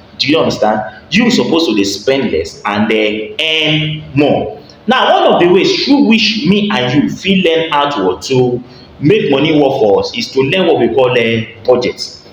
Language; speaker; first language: Nigerian Pidgin; non-native, local second language; Yoruba